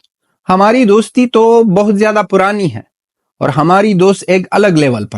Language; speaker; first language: Hindi; non-native, fluent; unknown